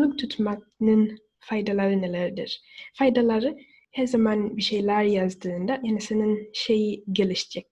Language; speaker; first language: Turkish; non-native, fluent; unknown